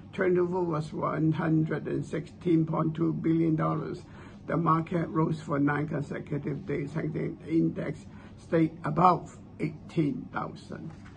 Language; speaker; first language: English; non-native, local second language; Cantonese